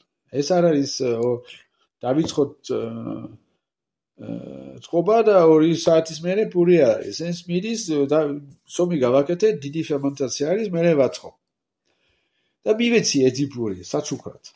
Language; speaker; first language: Georgian; non-native, learner; French